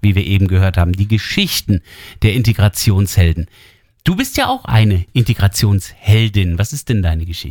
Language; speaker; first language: German; native; German